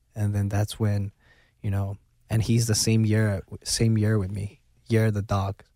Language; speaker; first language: English; non-native, local second language; Cantonese